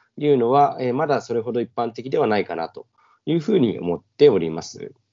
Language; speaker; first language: Japanese; native; Japanese